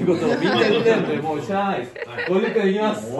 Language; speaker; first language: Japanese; native; Japanese